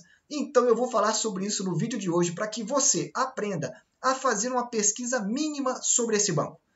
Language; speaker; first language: Portuguese; native; Portuguese